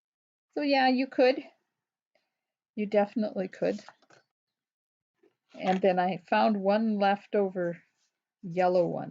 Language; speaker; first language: English; native; English